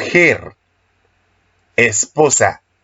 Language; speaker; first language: Spanish; non-native, learner; Haitian Creole